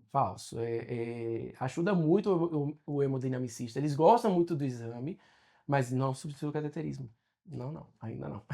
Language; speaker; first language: Portuguese; non-native, fluent; Spanish